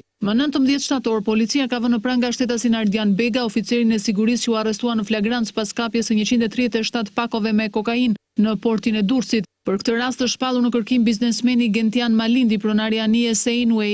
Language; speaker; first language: Albanian; native; Albanian